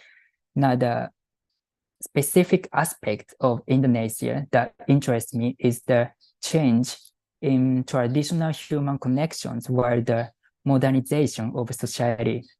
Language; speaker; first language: English; non-native, fluent; Japanese